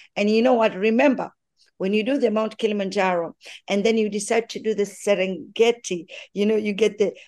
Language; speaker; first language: English; non-native, local second language; Swahili